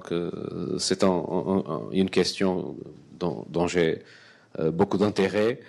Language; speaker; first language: French; non-native, fluent; Portuguese